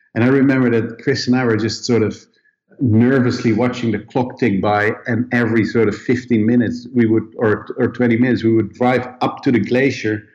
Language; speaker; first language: English; non-native, fluent; Dutch